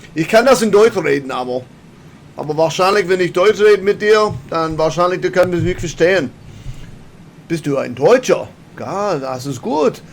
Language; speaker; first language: German; non-native, learner; English